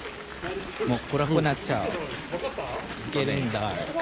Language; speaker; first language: Japanese; non-native, learner; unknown